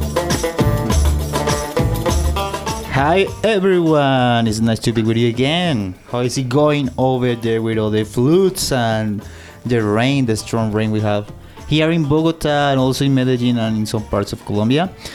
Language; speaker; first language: English; non-native, fluent; Spanish